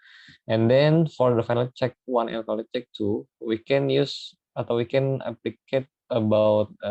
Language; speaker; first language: English; non-native, learner; Indonesian